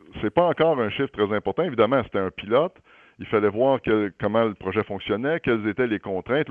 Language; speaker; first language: French; native; French